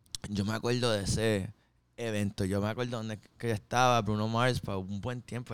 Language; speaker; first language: Spanish; early bilingual, heritage; Spanish